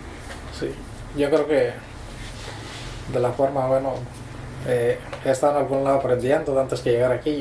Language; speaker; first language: Spanish; native; Spanish